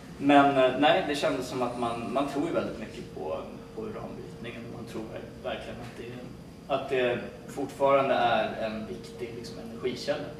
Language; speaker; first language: Swedish; native; Swedish